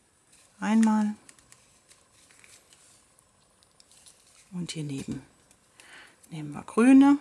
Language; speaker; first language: German; native; German